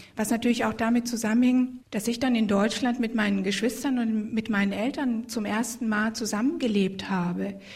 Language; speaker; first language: German; early bilingual, other home language; Croatian